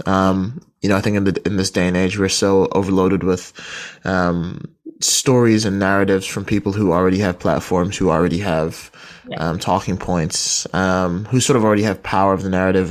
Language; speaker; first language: English; native; English